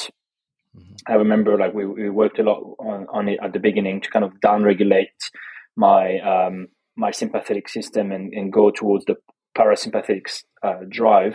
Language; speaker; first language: English; non-native, fluent; French